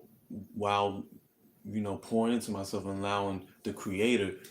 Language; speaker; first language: English; native; English